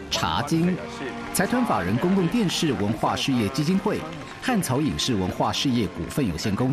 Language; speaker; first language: Chinese; native; Chinese